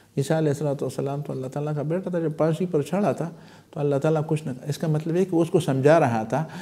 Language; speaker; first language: Urdu; non-native, local second language; Pashto